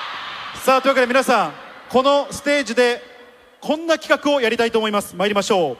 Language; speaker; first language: Japanese; native; Japanese